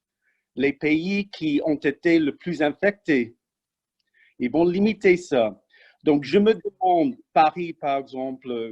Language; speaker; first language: French; non-native, fluent; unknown